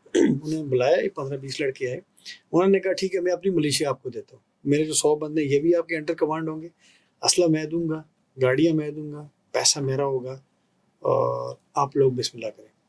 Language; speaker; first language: Urdu; non-native, local second language; Pashto